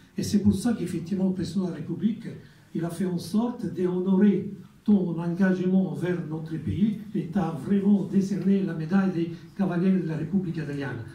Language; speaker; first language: French; non-native, fluent; Italian